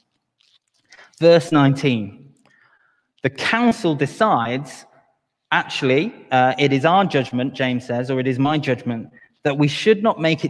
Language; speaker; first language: English; native; English